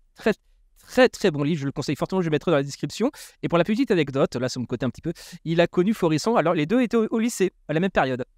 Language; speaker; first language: French; native; French